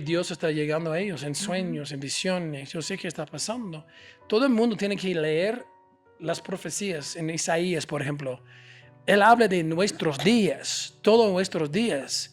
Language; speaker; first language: Spanish; non-native, fluent; English